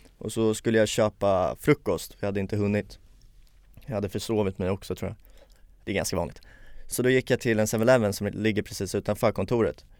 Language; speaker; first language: Swedish; early bilingual, other home language; Spanish